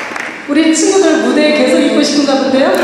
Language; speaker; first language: Korean; native; Korean